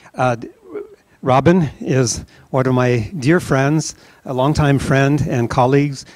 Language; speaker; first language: English; native; English